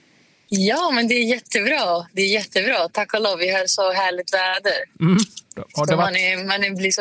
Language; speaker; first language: Swedish; non-native, fluent; Greek